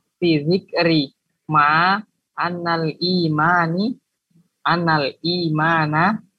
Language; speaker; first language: Arabic; non-native, learner; Indonesian